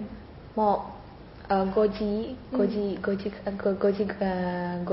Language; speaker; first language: Japanese; non-native, learner; Indonesian